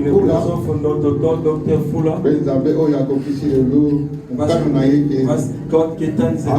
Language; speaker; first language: German; non-native, learner; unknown